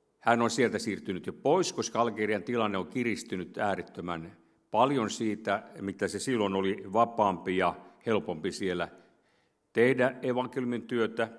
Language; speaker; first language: Finnish; native; Finnish